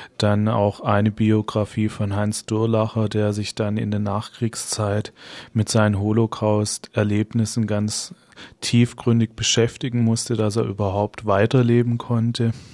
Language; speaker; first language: German; native; German